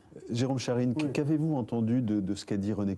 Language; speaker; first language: French; native; French